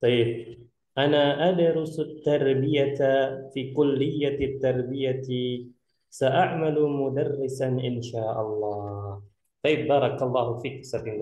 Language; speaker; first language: Arabic; non-native, fluent; Indonesian